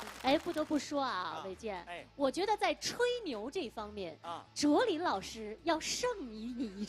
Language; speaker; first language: Chinese; native; Chinese